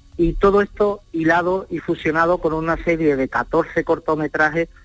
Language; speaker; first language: Spanish; native; Spanish